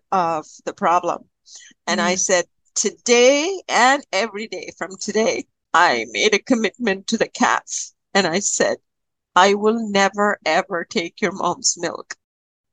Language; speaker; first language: English; non-native, local second language; Malayalam